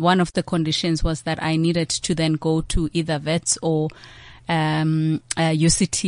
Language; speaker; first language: English; non-native, local second language; Xhosa